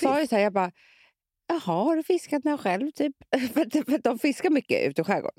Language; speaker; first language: Swedish; native; Swedish